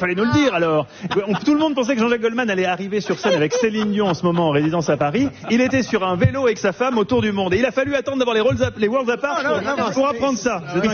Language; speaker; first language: French; native; French